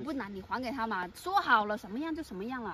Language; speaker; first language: Chinese; non-native, local second language; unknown